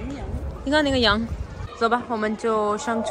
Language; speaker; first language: Chinese; non-native, fluent; Urdu